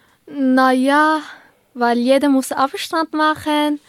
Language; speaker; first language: German; early bilingual, other home language; Kurdish